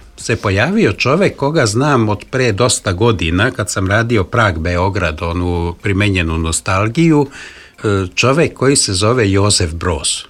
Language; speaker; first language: Serbian; non-native, local second language; Hungarian